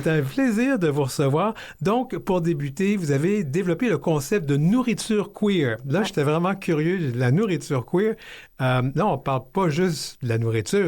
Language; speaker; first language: French; native; French